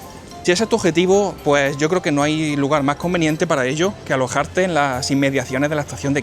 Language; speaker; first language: Spanish; native; Spanish